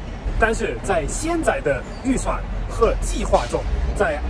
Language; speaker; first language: Chinese; non-native, fluent; German